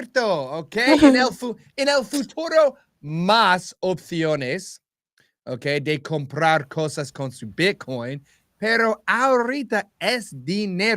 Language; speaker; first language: Spanish; non-native, learner; English